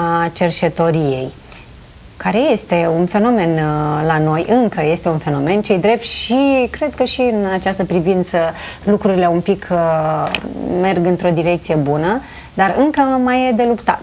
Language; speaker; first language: Romanian; native; Romanian